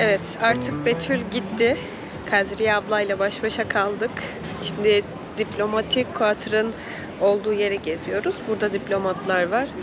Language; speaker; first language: Turkish; native; Turkish